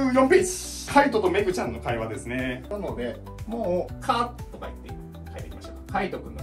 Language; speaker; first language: Japanese; native; Japanese